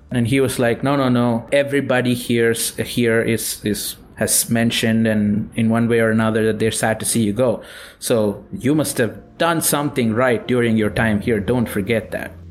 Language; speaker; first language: English; non-native, local second language; Tamil